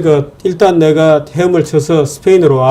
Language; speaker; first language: Korean; native; Korean